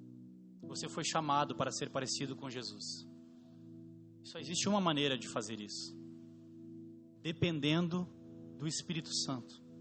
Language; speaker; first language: Portuguese; native; Portuguese